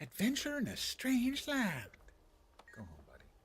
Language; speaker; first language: English; native; English